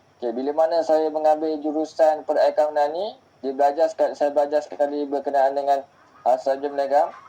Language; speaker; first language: Malay; native; Malay